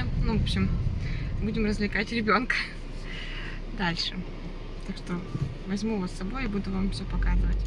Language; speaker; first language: Russian; native; Russian